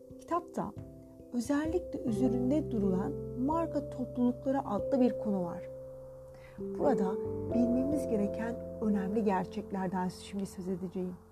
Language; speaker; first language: Turkish; native; Turkish